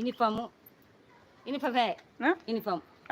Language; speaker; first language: Hindi; non-native, local second language; Marathi